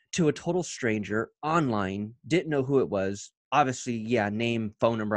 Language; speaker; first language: English; native; English